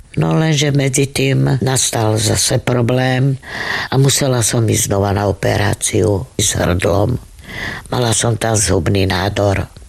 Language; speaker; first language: Slovak; non-native, local second language; Romany